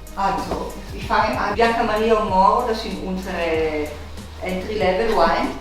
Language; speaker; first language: German; non-native, local second language; Italian